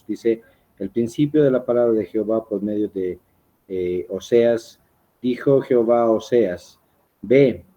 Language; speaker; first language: Spanish; native; Spanish